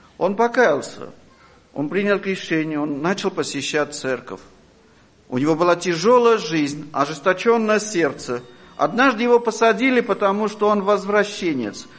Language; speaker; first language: Russian; non-native, fluent; Armenian